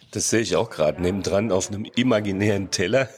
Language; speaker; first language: German; native; German